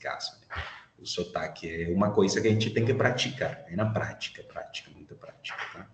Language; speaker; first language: Portuguese; non-native, fluent; Spanish